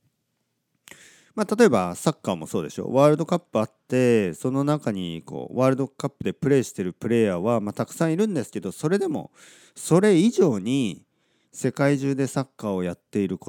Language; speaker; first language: Japanese; native; Japanese